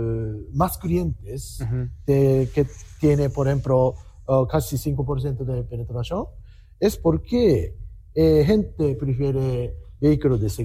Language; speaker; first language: Spanish; non-native, learner; Japanese